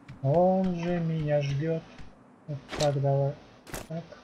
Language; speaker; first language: Russian; native; Russian